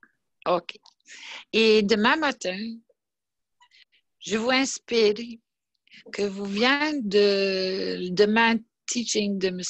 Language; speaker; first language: French; non-native, learner; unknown